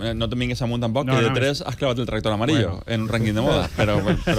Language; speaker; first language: Spanish; non-native, local second language; Catalan